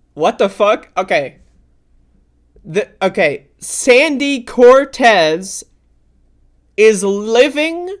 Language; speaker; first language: English; native; English